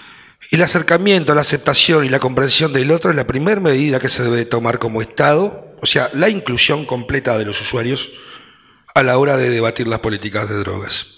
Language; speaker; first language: Spanish; native; Spanish